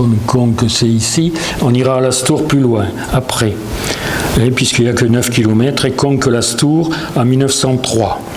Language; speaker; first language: French; native; French